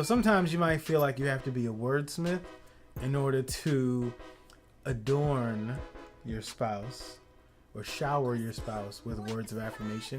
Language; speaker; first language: English; native; English